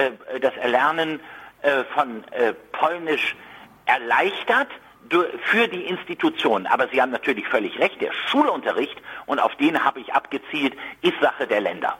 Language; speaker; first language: German; native; German